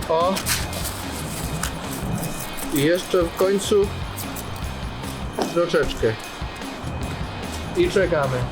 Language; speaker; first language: Polish; non-native, learner; Spanish